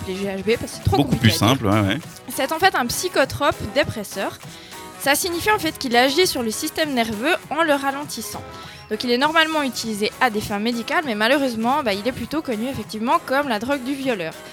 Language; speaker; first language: French; native; French